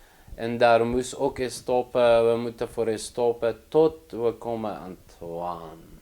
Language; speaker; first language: Dutch; non-native, learner; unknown